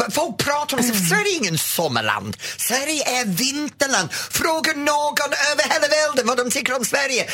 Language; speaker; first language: Swedish; non-native, fluent; English